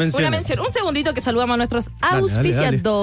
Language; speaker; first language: Spanish; native; Spanish